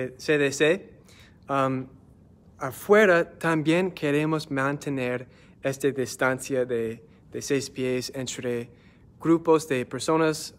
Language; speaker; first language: Spanish; non-native, learner; English